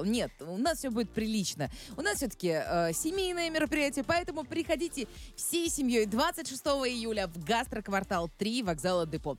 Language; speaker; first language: Russian; native; Russian